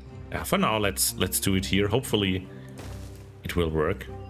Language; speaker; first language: English; non-native, fluent; German